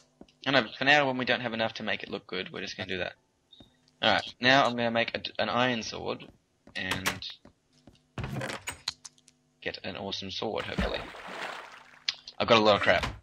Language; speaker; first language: English; native; English